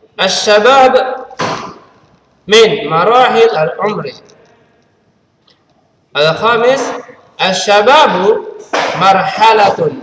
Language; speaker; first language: Arabic; non-native, fluent; Indonesian